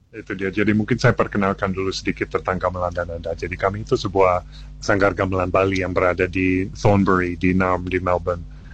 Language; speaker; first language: Indonesian; non-native, fluent; English